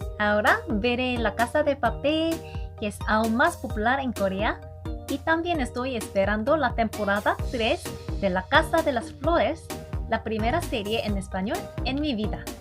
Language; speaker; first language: Spanish; non-native, learner; Korean